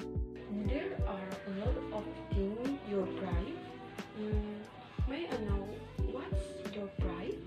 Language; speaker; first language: English; non-native, learner; Indonesian